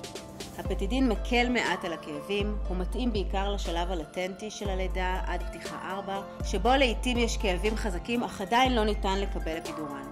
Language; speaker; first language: Hebrew; native; Hebrew